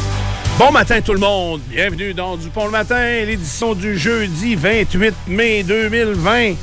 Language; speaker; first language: French; native; French